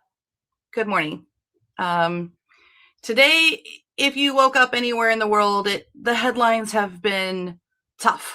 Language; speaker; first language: English; native; English